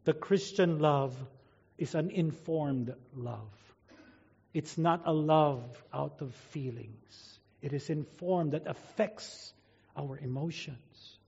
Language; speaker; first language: English; non-native, local second language; Filipino